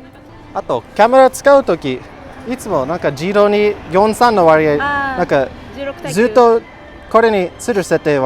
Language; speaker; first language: Japanese; non-native, fluent; English